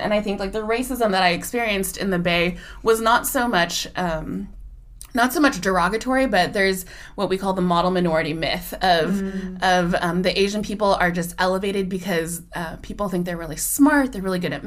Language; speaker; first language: English; native; English